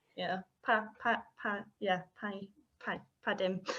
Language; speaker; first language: Welsh; non-native, learner; English